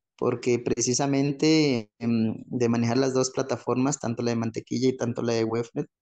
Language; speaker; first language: Spanish; non-native, local second language; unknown